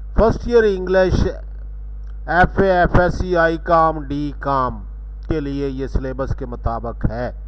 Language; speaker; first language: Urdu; non-native, local second language; Punjabi